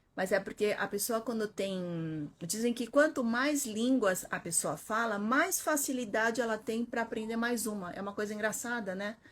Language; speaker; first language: Portuguese; early bilingual, other home language; Korean